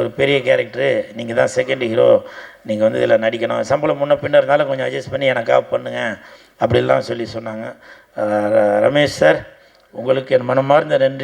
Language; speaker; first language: Tamil; native; Tamil